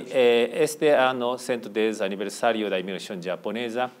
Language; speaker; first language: Portuguese; non-native, fluent; Japanese